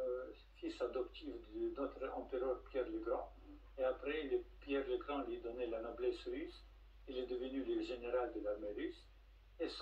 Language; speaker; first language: French; non-native, fluent; Russian